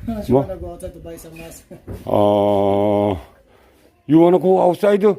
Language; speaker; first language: English; non-native, learner; Korean